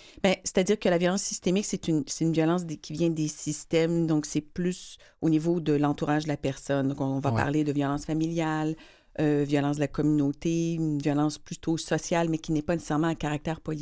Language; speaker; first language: French; native; French